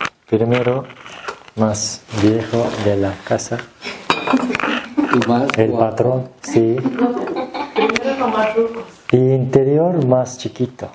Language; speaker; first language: Spanish; non-native, learner; Turkish